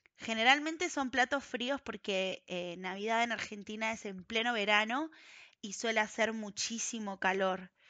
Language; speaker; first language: Spanish; native; Spanish